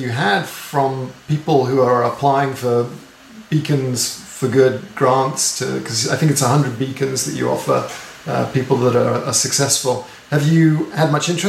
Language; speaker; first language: English; native; English